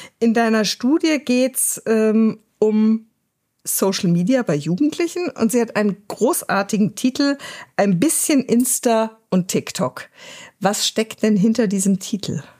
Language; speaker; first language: German; native; German